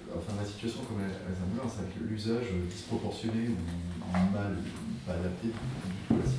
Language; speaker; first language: French; native; French